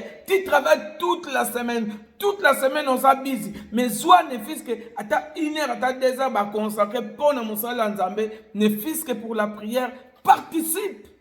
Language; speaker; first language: French; non-native, local second language; Lingala